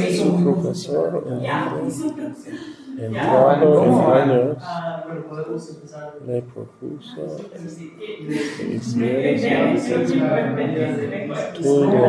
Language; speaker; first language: Spanish; non-native, learner; English